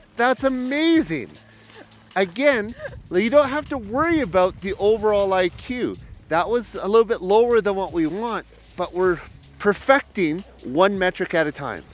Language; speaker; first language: English; native; English